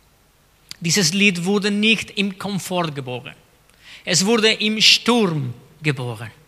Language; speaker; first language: German; non-native, fluent; Spanish